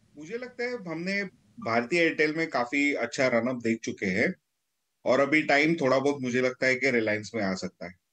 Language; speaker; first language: Hindi; native; Hindi